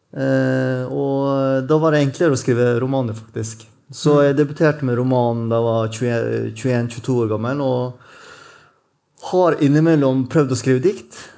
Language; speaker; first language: Norwegian; native; Norwegian